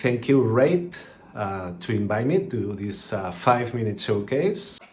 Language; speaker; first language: English; non-native, fluent; Catalan